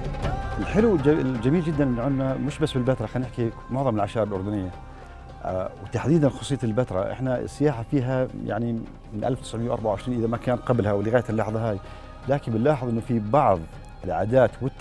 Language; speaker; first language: Arabic; native; Arabic